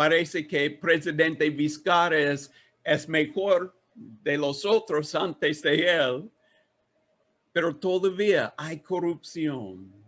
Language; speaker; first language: Spanish; non-native, learner; English